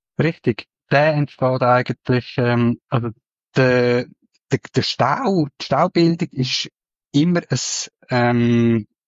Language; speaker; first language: German; native; German